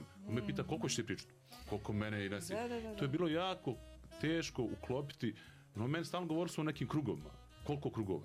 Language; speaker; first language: Serbian; native; Serbian